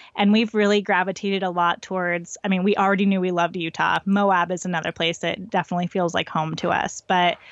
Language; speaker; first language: English; native; English